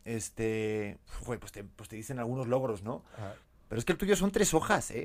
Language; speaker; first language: Spanish; native; Spanish